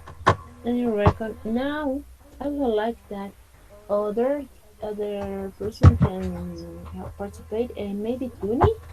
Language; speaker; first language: English; non-native, fluent; Spanish